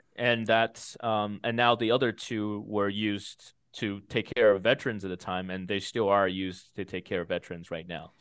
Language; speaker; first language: English; early bilingual, other home language; Chinese